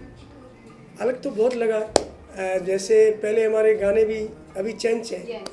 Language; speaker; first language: Hindi; non-native, local second language; Rajasthani